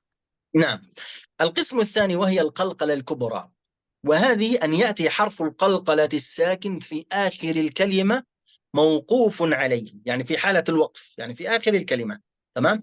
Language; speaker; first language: Arabic; native; Arabic